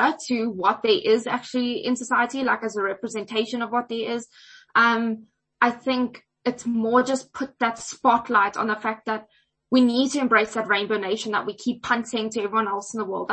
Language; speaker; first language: English; native; English